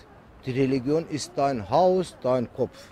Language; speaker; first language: German; non-native, learner; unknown